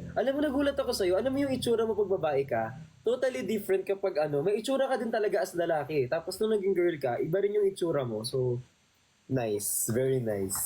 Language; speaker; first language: Filipino; native; Filipino